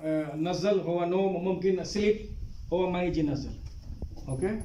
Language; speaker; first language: Arabic; non-native, learner; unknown